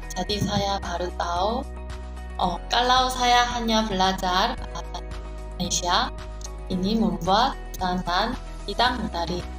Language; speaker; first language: Indonesian; non-native, learner; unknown